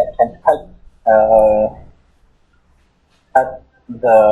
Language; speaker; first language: English; non-native, learner; Vietnamese